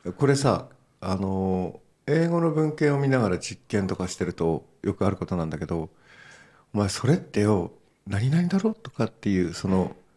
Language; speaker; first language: Japanese; native; Japanese